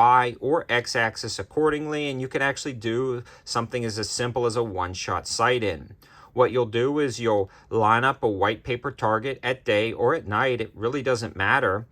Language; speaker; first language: English; native; English